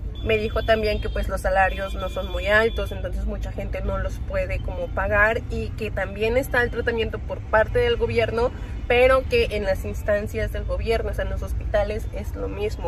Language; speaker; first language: Spanish; native; Spanish